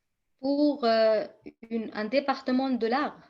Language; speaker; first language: French; non-native, fluent; Kurdish